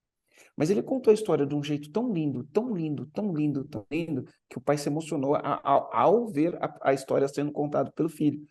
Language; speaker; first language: Portuguese; native; Portuguese